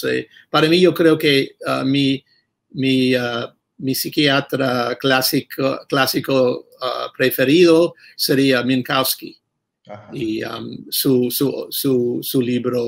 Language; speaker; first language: Spanish; non-native, fluent; English